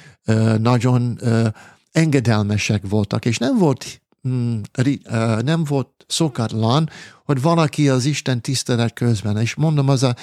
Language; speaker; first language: Hungarian; non-native, fluent; English